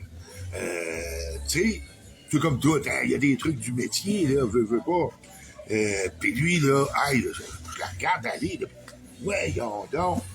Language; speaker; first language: French; native; French